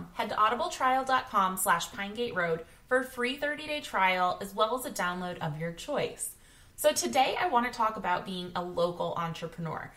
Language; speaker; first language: English; native; English